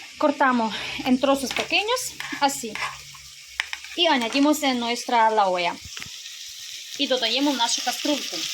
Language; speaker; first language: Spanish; non-native, learner; Ukrainian